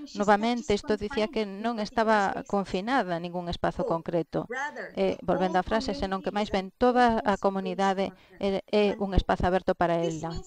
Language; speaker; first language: Galician; non-native, fluent; Filipino